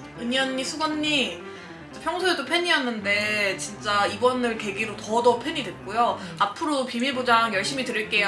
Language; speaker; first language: Korean; native; Korean